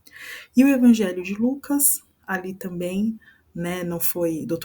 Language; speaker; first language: Portuguese; native; Portuguese